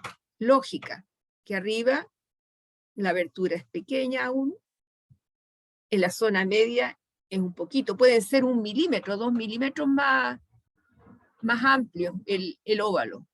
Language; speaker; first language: Spanish; native; Spanish